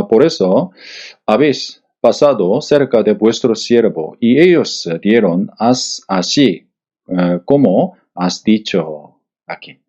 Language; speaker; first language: Spanish; non-native, fluent; Korean